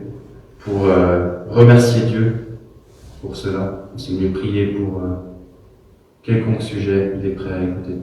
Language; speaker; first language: French; native; French